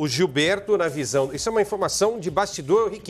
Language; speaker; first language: Portuguese; native; Portuguese